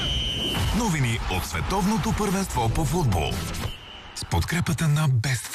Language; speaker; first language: Bulgarian; native; Bulgarian